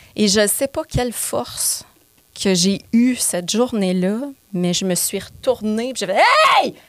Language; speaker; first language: French; native; French